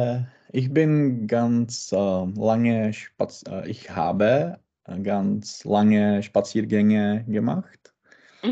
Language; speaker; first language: German; non-native, learner; Czech